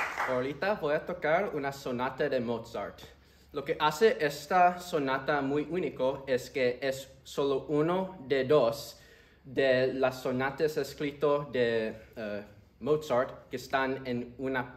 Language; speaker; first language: Spanish; early bilingual, heritage; Spanish